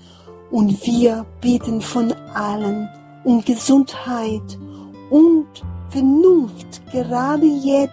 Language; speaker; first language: German; non-native, fluent; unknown